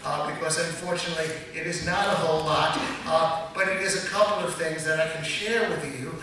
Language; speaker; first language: English; native; English